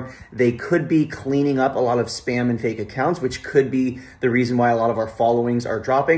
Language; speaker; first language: English; native; English